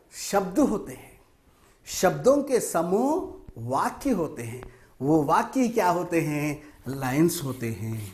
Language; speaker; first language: Hindi; non-native, local second language; Telugu